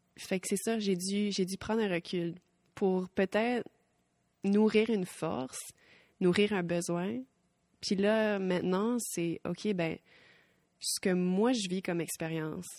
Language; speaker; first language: French; native; French